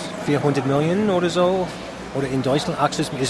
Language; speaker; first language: German; non-native, fluent; English